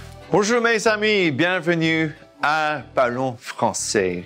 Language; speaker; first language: French; non-native, fluent; English